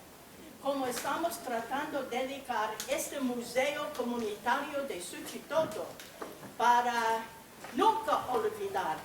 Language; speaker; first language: Spanish; non-native, fluent; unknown